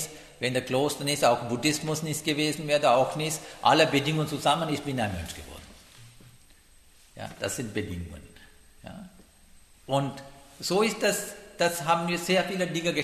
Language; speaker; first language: German; non-native, learner; Sinhala